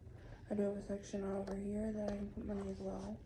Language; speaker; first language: English; native; English